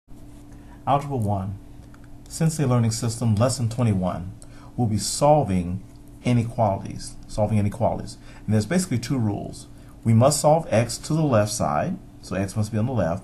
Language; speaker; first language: English; native; English